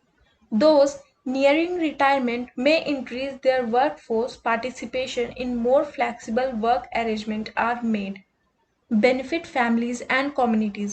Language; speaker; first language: English; non-native, local second language; Hindi